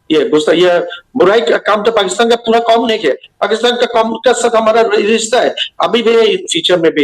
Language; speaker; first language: Hindi; non-native, learner; Bangla